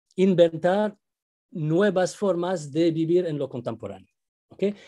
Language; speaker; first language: Spanish; non-native, fluent; Arabic